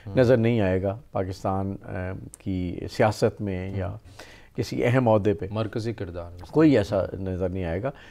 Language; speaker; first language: Urdu; non-native, local second language; Punjabi